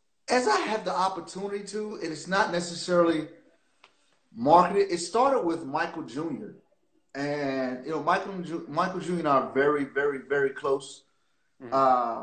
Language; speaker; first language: English; native; English